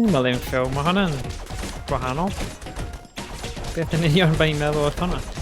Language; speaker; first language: Welsh; native; Welsh